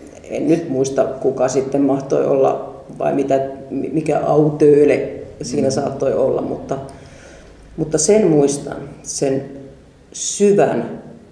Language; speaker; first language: Finnish; native; Finnish